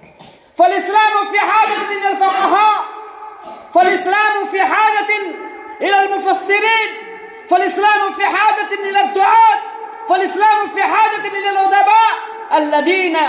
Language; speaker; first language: Arabic; non-native, fluent; Urdu